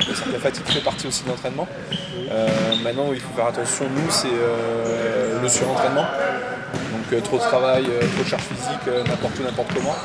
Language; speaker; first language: French; native; French